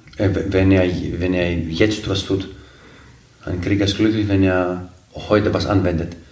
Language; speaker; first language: German; non-native, fluent; Greek